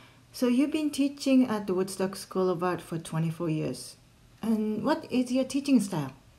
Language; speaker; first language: English; non-native, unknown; Japanese